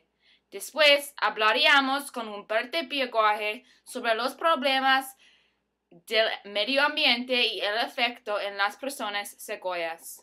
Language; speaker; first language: Spanish; non-native, learner; English